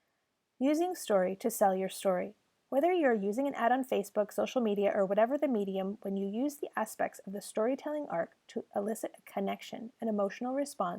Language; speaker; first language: English; native; English